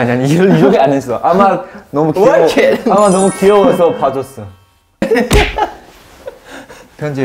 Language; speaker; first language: Korean; non-native, fluent; Chinese